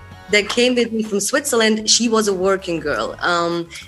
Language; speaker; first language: English; non-native, fluent; Swiss German